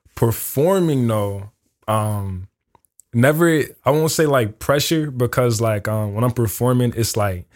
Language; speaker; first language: English; native; English